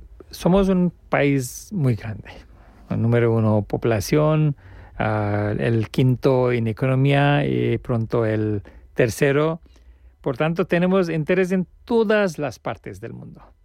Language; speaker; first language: Spanish; non-native, learner; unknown